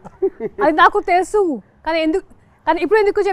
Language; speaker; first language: Telugu; non-native, fluent; Hindi